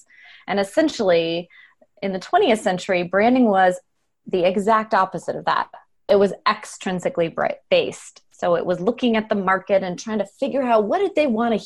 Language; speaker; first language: English; native; English